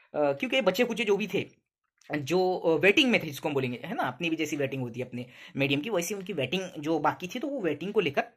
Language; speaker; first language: Hindi; non-native, local second language; Urdu